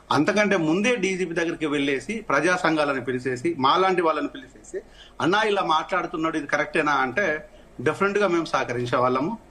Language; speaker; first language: Telugu; native; Telugu